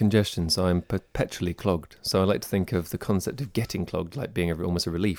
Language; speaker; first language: English; native; English